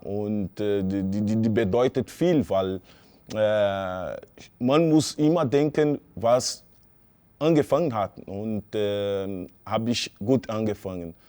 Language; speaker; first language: German; non-native, fluent; Portuguese